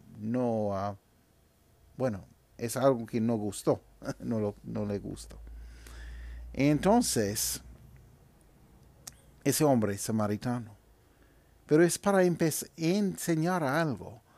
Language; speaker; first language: Spanish; non-native, fluent; English